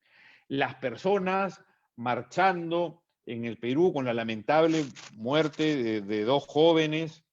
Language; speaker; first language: Spanish; native; Spanish